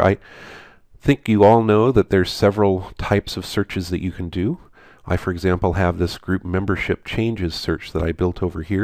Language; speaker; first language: English; native; English